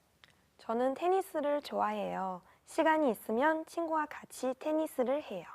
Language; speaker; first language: Korean; non-native, learner; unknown